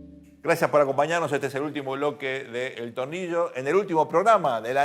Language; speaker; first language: Spanish; native; Spanish